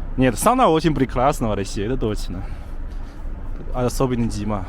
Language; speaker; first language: Russian; non-native, learner; Chinese